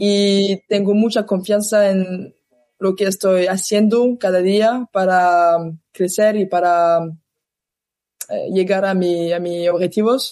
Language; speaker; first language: Spanish; non-native, learner; French